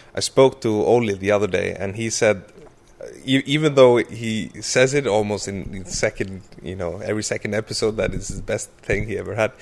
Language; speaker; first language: English; early bilingual, other home language; Icelandic